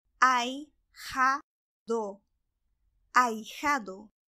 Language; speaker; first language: Spanish; native; Spanish